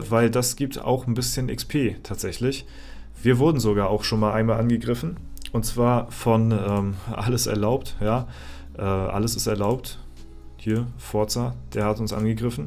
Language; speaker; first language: German; native; German